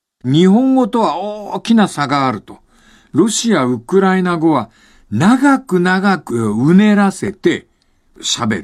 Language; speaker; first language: Japanese; native; Japanese